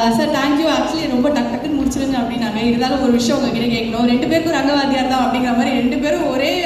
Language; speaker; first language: Tamil; native; Tamil